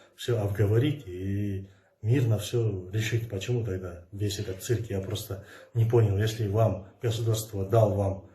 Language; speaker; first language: Russian; non-native, local second language; Kazakh